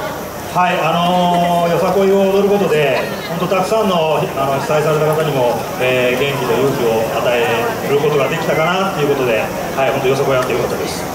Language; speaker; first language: Japanese; native; Japanese